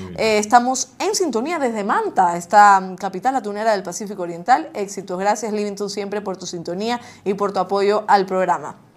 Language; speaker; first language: Spanish; native; Spanish